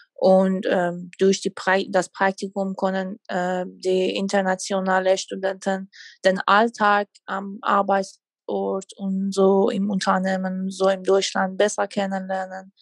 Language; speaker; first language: German; non-native, fluent; Persian